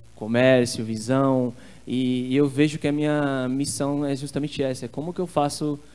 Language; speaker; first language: Portuguese; native; Portuguese